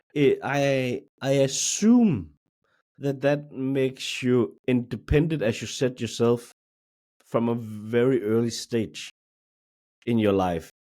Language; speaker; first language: English; non-native, fluent; Danish